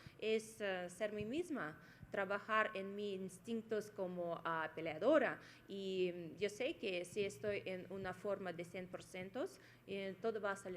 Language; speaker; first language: Spanish; non-native, fluent; Russian